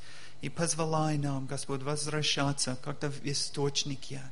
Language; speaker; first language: Russian; non-native, learner; English